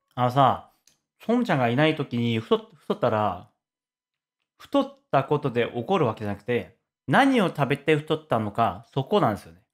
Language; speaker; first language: Japanese; non-native, fluent; Korean